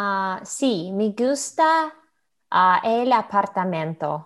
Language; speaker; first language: Spanish; non-native, learner; Russian